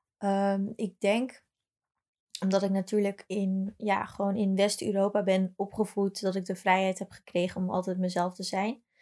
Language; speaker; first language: Dutch; early bilingual, other home language; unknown